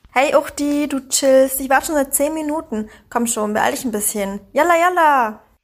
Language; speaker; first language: German; early bilingual, other home language; Arabic